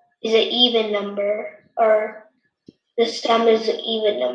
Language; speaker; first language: English; native; English